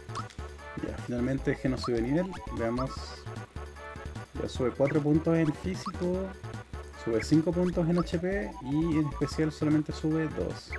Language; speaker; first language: Spanish; native; Spanish